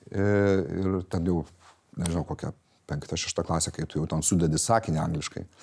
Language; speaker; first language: Lithuanian; native; Lithuanian